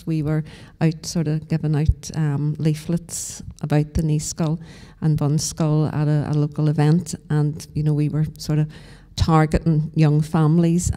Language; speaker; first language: English; native; English